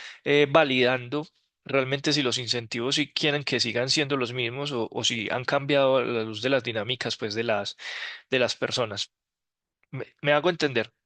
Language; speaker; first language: Spanish; native; Spanish